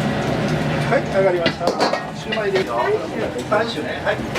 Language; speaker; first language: Japanese; native; Japanese